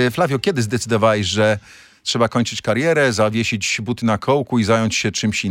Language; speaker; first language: Polish; native; Polish